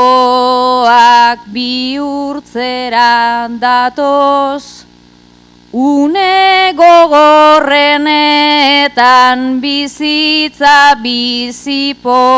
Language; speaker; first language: Basque; native; Basque